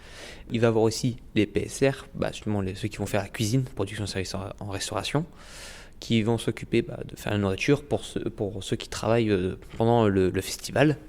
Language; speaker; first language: French; native; French